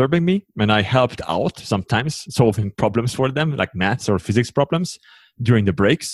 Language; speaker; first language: English; non-native, fluent; Hungarian